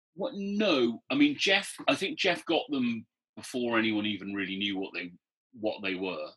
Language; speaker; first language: English; native; English